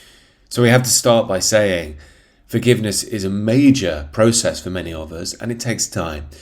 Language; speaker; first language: English; native; English